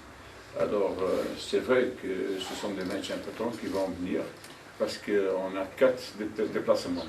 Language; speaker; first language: French; non-native, fluent; Dutch